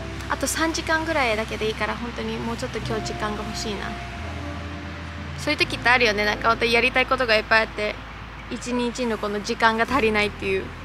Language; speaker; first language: Japanese; early bilingual, heritage; Japanese